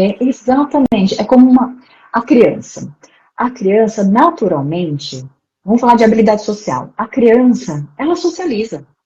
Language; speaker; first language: Portuguese; native; Portuguese